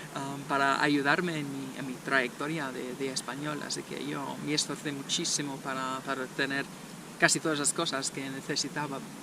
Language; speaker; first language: Spanish; non-native, fluent; English